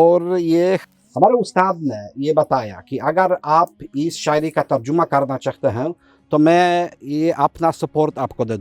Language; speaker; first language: Hindi; non-native, fluent; Polish